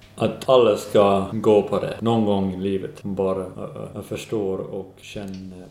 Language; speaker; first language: Swedish; non-native, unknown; English